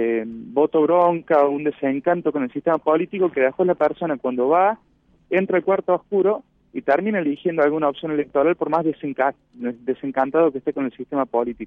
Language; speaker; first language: Spanish; native; Spanish